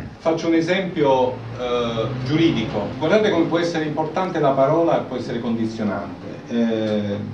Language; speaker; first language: Italian; native; Italian